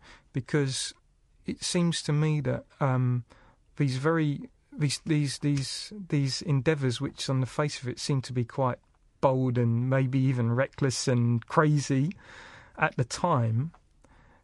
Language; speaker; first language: English; native; English